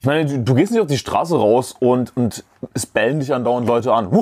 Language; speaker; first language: German; native; German